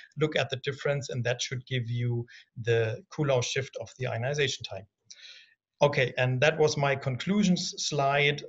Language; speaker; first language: English; non-native, fluent; German